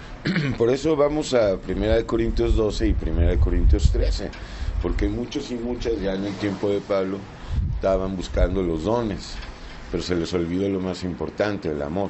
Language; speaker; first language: Spanish; native; Spanish